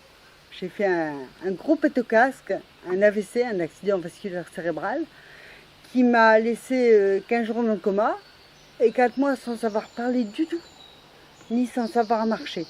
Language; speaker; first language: French; native; French